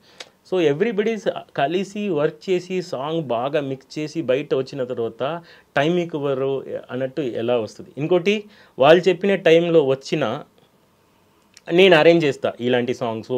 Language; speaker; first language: Telugu; non-native, fluent; Tamil